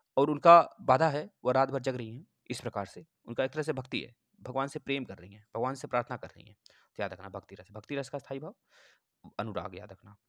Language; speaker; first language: Hindi; native; Hindi